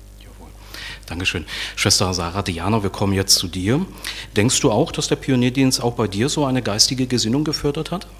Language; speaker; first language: German; native; German